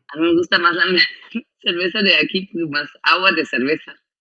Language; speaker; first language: Spanish; non-native, fluent; German